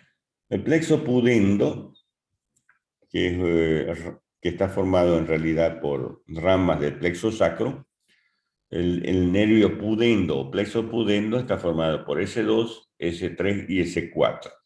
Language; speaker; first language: Spanish; native; Spanish